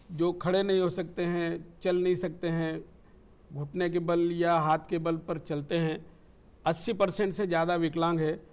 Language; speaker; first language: Hindi; native; Hindi